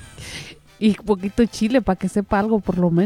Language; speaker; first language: Spanish; native; Spanish